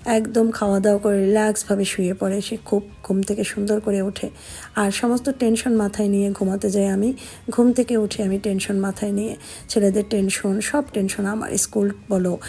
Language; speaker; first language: Bangla; native; Bangla